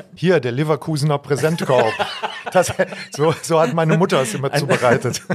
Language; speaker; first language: German; native; German